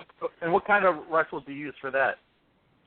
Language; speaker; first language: English; native; English